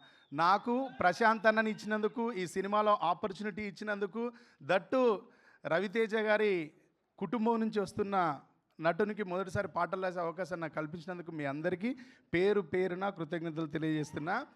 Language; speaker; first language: Telugu; native; Telugu